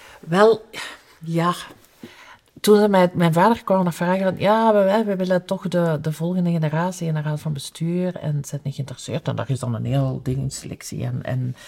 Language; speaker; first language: Dutch; native; Dutch